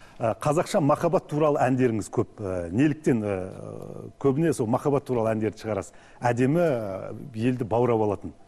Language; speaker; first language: Kazakh; native; Kazakh